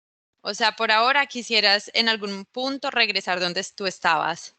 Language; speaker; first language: Spanish; native; Spanish